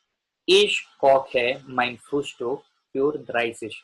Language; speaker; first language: German; non-native, learner; Gujarati